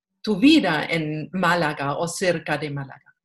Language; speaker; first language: Spanish; non-native, learner; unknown